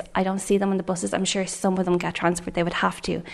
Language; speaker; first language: English; native; English